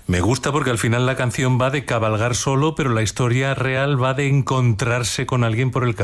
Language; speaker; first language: Spanish; native; Spanish